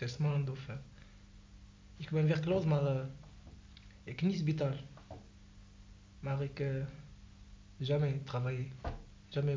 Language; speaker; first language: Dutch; non-native, learner; Arabic